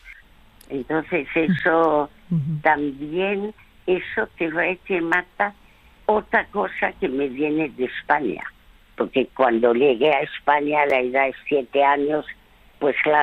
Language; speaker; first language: Spanish; early bilingual, other home language; French